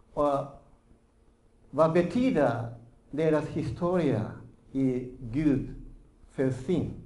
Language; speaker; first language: Swedish; non-native, fluent; Japanese